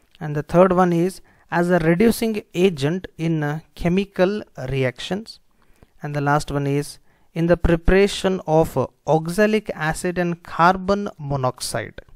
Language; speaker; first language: English; non-native, local second language; Kannada